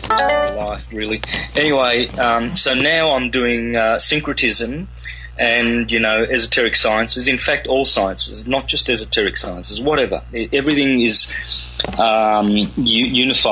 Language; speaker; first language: English; native; English